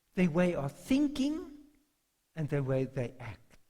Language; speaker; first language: English; non-native, local second language; Afrikaans